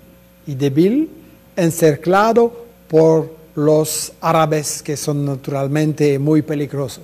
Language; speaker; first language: Spanish; non-native, fluent; French